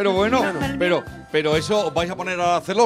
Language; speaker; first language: Spanish; native; Spanish